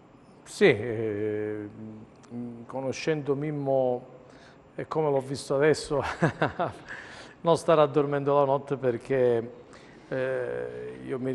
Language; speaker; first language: Italian; native; Italian